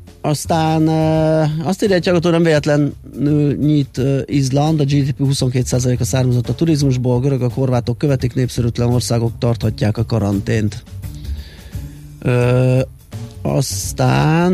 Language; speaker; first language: Hungarian; native; Hungarian